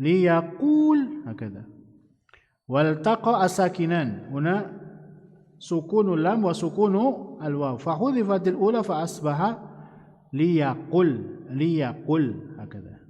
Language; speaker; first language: Arabic; non-native, fluent; Indonesian